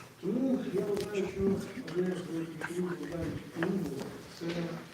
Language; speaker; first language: Ukrainian; non-native, local second language; Russian